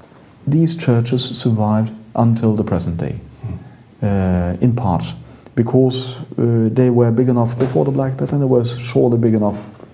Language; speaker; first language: English; non-native, fluent; Norwegian